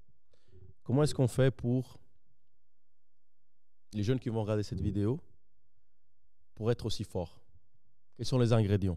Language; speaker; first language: French; native; French